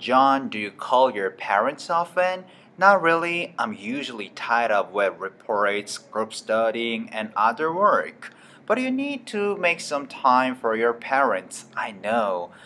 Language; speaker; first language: English; non-native, fluent; Korean